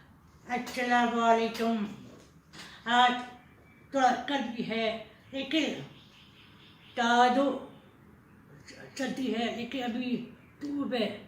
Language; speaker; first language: Hindi; non-native, learner; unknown